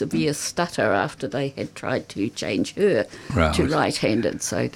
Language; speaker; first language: English; native; English